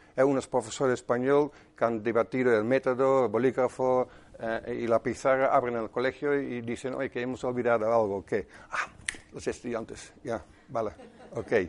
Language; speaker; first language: Spanish; non-native, fluent; Dutch